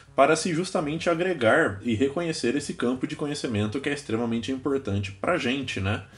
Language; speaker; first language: Portuguese; native; Portuguese